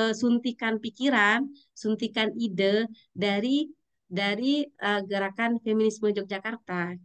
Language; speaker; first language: Indonesian; native; Indonesian